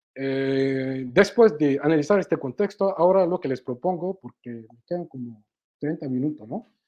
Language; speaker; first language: Spanish; non-native, fluent; Wolof